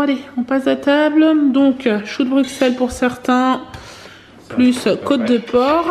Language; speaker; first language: French; native; French